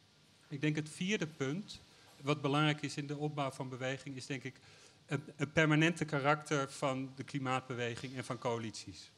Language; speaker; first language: Dutch; native; Dutch